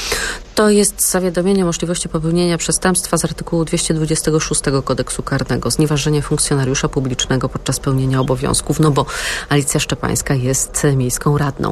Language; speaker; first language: Polish; native; Polish